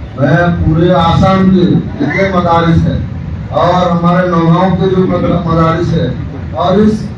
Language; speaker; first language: Urdu; non-native, local second language; Bangla